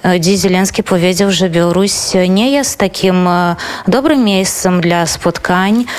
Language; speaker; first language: Polish; non-native, fluent; Belarusian